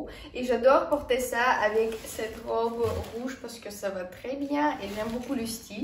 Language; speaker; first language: French; non-native, fluent; Estonian